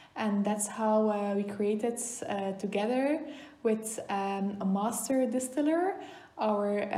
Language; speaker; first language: English; non-native, fluent; Dutch